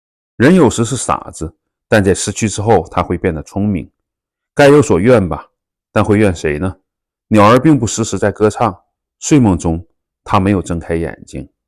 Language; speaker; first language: Chinese; native; Chinese